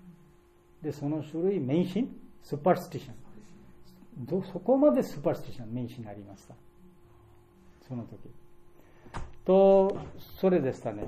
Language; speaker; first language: Japanese; non-native, fluent; Bangla